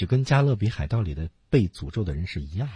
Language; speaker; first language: Chinese; native; Chinese